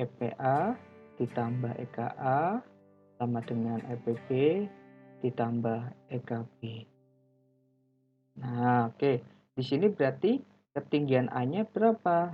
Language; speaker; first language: Indonesian; native; Indonesian